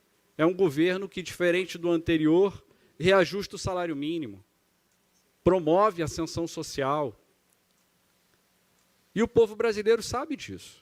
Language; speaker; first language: Portuguese; native; Portuguese